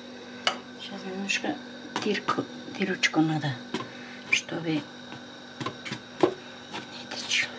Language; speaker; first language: Russian; non-native, local second language; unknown